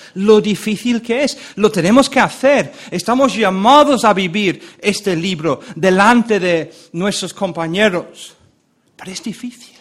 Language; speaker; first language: Spanish; non-native, fluent; English